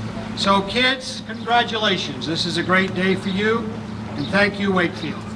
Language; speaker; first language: English; native; English